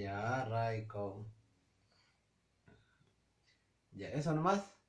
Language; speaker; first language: Spanish; native; Spanish